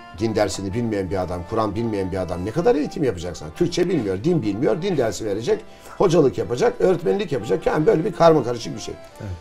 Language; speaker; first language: Turkish; native; Turkish